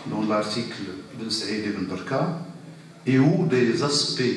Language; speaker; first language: French; non-native, local second language; Arabic